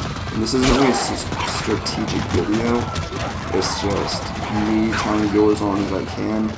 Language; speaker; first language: English; native; English